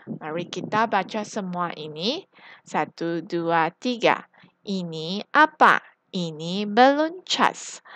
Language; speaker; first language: Malay; non-native, local second language; Chinese